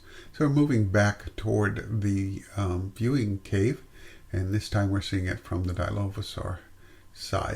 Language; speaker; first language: English; native; English